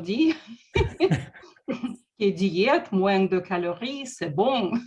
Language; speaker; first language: French; non-native, learner; Russian